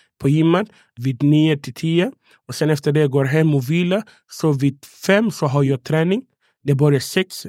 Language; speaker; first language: Swedish; non-native, fluent; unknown